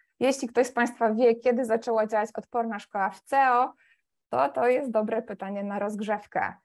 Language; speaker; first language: Polish; native; Polish